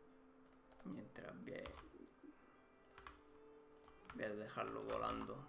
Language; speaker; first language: Spanish; native; Spanish